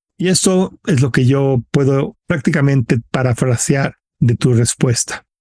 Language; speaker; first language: Spanish; native; Spanish